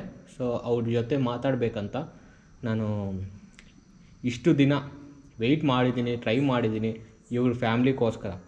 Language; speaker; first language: Kannada; non-native, local second language; Telugu